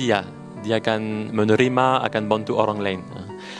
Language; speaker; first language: Indonesian; non-native, learner; French